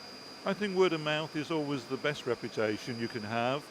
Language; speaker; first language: English; native; English